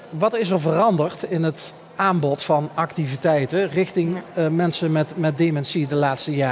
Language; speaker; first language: Dutch; native; Dutch